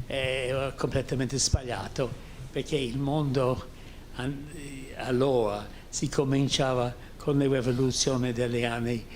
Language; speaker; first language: Italian; non-native, fluent; English